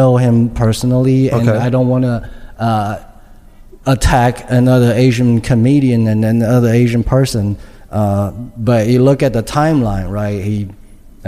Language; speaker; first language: English; non-native, fluent; Chinese